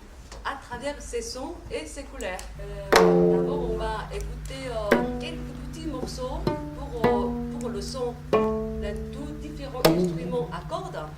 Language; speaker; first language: French; non-native, fluent; Korean